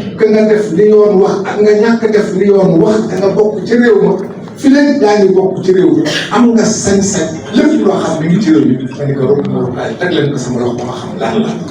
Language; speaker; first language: Wolof; non-native, local second language; Fula